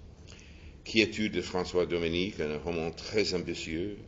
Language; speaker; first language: French; non-native, fluent; English